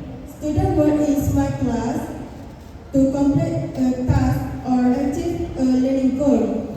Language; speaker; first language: English; non-native, learner; Malay